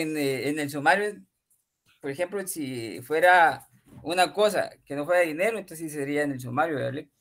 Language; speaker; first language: Spanish; native; Spanish